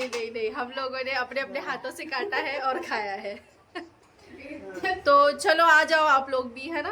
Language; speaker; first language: Hindi; native; Hindi